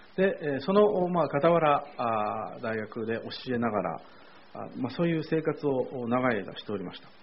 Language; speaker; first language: Japanese; native; Japanese